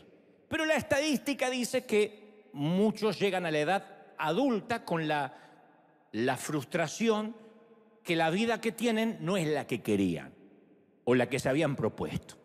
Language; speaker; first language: Spanish; native; Spanish